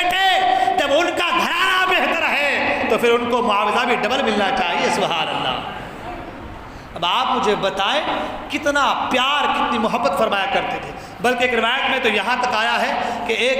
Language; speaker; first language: Urdu; native; Urdu